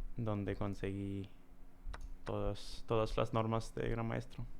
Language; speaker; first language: Spanish; non-native, learner; English